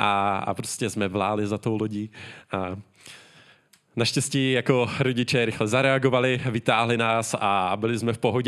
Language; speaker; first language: Czech; native; Czech